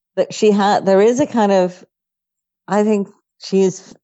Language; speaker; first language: English; native; English